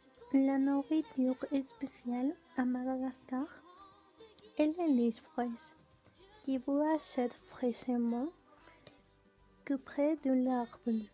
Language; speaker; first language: French; non-native, learner; Spanish